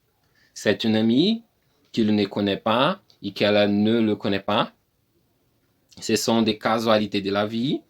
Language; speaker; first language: French; non-native, learner; Portuguese